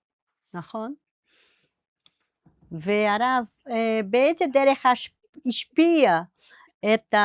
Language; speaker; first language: Hebrew; non-native, fluent; Portuguese